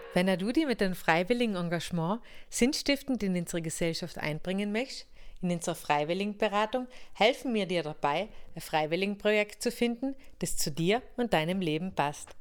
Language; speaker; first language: German; native; German